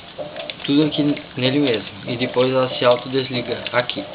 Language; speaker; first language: Portuguese; native; Portuguese